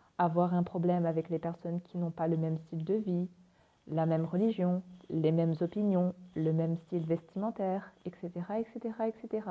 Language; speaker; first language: French; native; French